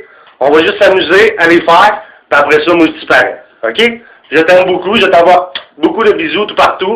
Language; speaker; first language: French; native; French